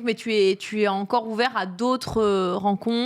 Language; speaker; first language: French; native; French